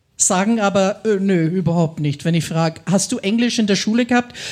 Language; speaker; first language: German; non-native, fluent; English